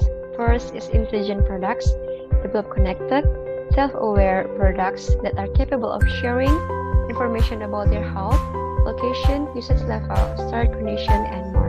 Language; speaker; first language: English; non-native, learner; Indonesian